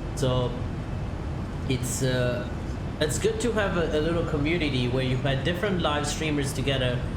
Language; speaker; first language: English; non-native, fluent; Italian